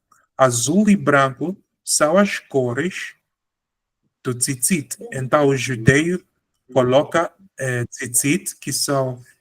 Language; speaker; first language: Portuguese; non-native, fluent; Spanish